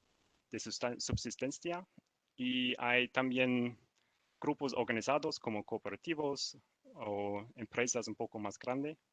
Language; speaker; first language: Spanish; non-native, learner; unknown